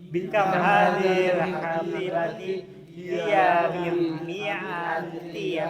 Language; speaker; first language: Arabic; non-native, learner; Indonesian